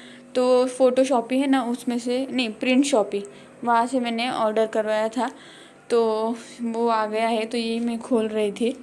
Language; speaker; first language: Hindi; non-native, local second language; Marathi